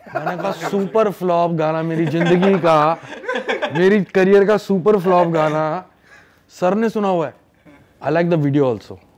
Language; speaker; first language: Hindi; native; Hindi